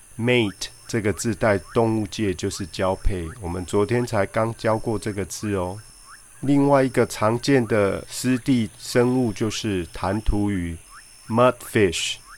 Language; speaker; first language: Chinese; native; Chinese